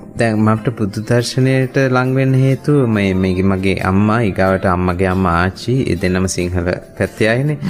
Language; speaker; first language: Sinhala; non-native, local second language; Tamil